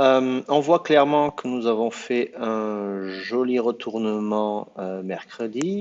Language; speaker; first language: French; native; French